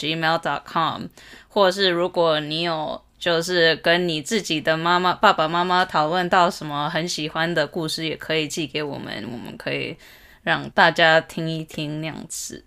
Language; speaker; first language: Chinese; early bilingual, heritage; Chinese